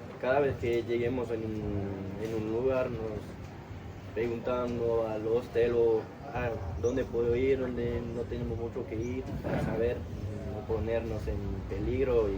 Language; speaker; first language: Spanish; non-native, fluent; French